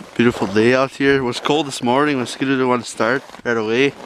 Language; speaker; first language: English; native; English